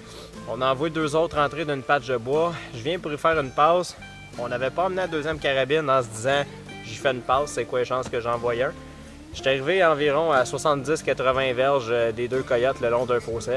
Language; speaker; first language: French; native; French